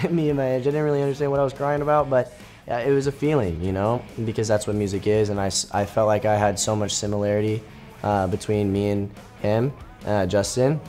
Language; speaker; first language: English; native; English